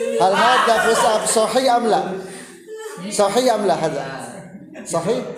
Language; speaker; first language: Arabic; non-native, fluent; Indonesian